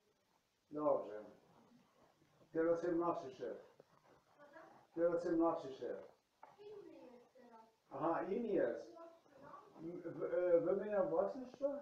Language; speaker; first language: Polish; non-native, learner; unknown